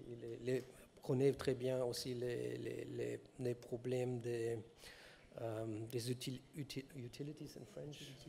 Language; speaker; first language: French; non-native, learner; German